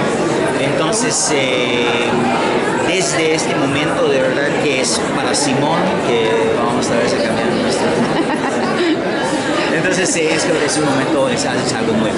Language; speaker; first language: Spanish; non-native, fluent; Hebrew